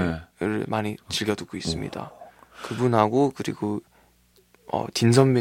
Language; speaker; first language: Korean; early bilingual, heritage; Korean